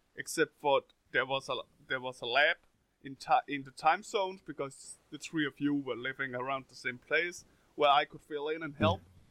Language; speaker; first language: English; non-native, fluent; Danish